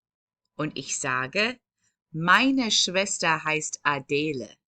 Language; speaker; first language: German; non-native, fluent; English